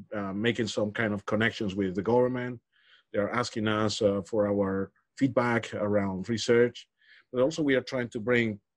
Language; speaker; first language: English; non-native, fluent; Spanish